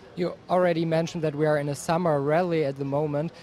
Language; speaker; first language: English; non-native, fluent; German